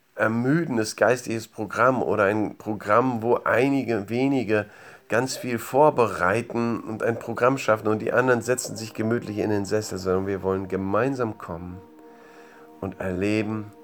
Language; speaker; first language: German; native; German